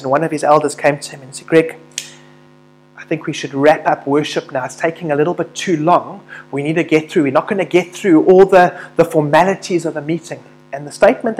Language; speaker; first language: English; native; English